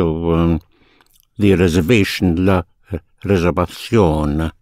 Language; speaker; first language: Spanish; non-native, fluent; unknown